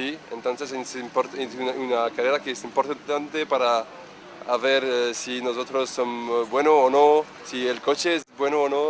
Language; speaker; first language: Spanish; non-native, learner; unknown